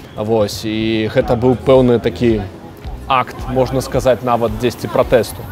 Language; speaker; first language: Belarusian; non-native, local second language; Russian